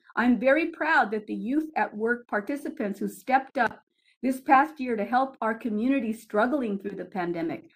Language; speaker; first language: English; early bilingual, other home language; Spanish